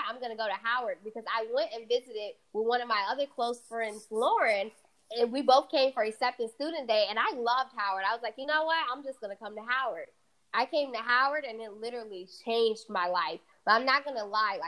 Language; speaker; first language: English; early bilingual, other home language; Fula